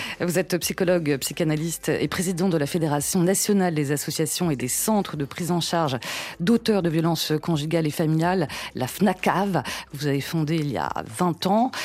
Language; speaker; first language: French; native; French